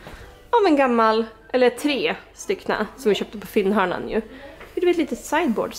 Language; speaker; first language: Swedish; native; Swedish